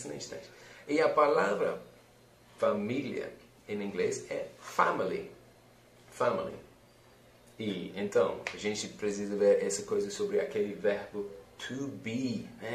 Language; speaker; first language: Portuguese; non-native, fluent; English